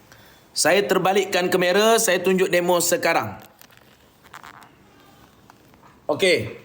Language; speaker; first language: Malay; native; Malay